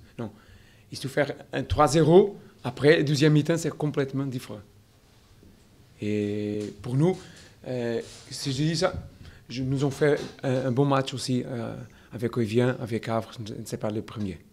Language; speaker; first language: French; non-native, learner; Portuguese